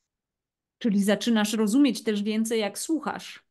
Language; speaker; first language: Polish; native; Polish